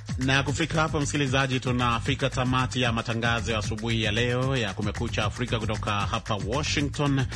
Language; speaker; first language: Swahili; non-native, local second language; Meru